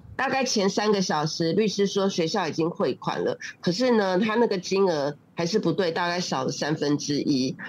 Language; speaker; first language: Chinese; native; Chinese